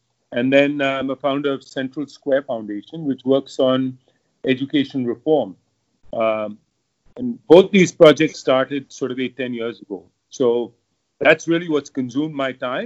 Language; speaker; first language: English; non-native, local second language; Hindi